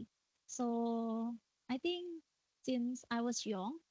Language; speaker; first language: English; non-native, learner; Indonesian